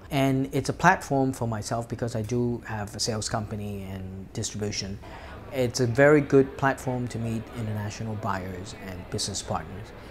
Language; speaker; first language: English; non-native, local second language; Cantonese